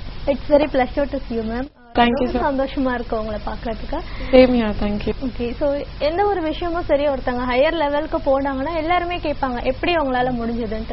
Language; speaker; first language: Tamil; native; Tamil